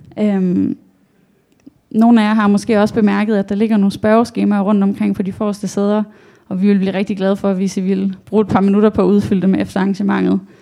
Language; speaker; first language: Danish; native; Danish